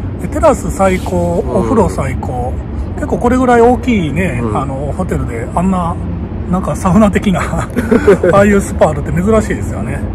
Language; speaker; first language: Japanese; native; Japanese